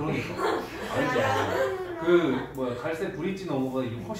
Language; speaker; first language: Korean; native; Korean